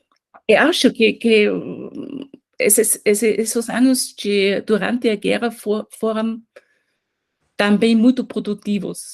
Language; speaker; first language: Portuguese; non-native, fluent; German